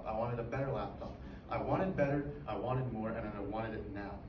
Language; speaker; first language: English; native; English